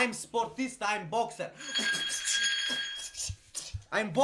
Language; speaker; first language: English; non-native, learner; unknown